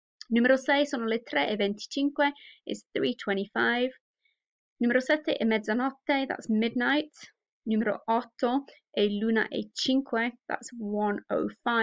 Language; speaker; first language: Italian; non-native, fluent; English